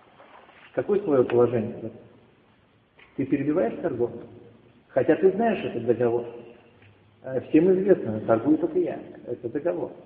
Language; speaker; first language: Russian; native; Russian